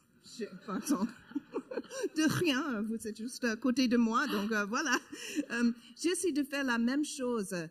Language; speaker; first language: French; non-native, learner; English